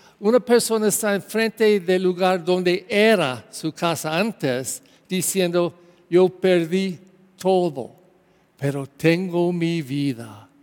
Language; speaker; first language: Spanish; non-native, learner; English